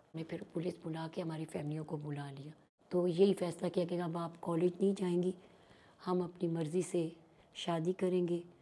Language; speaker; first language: Urdu; non-native, local second language; Pashto